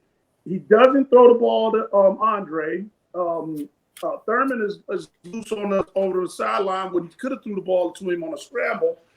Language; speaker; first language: English; native; English